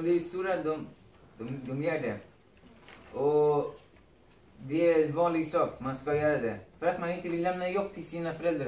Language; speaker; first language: Swedish; non-native, fluent; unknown